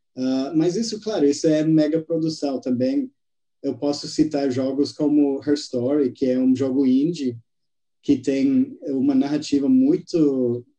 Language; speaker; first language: Portuguese; non-native, fluent; English